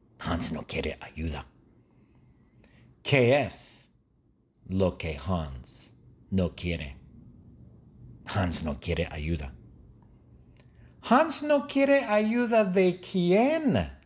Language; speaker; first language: Spanish; non-native, fluent; English